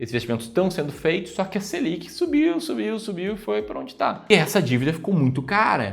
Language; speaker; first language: Portuguese; native; Portuguese